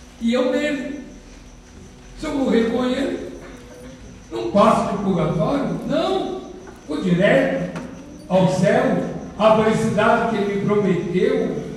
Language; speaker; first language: Portuguese; native; Portuguese